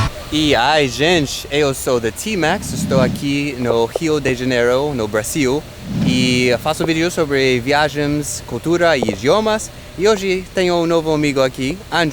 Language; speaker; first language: Portuguese; non-native, fluent; English